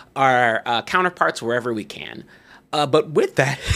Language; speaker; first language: English; native; English